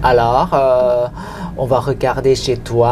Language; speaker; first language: French; non-native, fluent; Thai